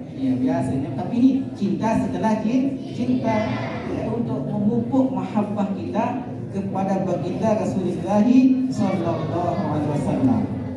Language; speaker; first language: Malay; non-native, local second language; Sasak